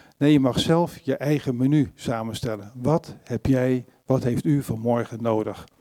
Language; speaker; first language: Dutch; native; Dutch